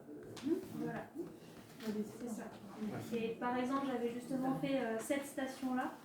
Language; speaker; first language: French; native; French